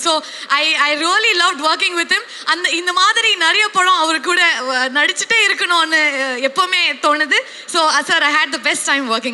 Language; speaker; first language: Tamil; non-native, local second language; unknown